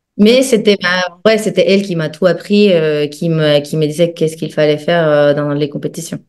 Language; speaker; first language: French; non-native, fluent; Spanish